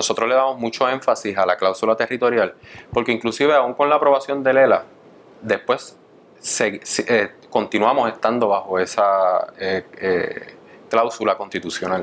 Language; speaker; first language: Spanish; native; Spanish